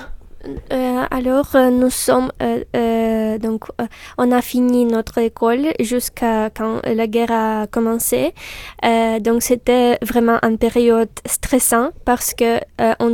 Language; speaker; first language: French; non-native, fluent; Ukrainian